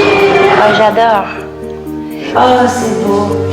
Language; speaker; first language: French; non-native, fluent; English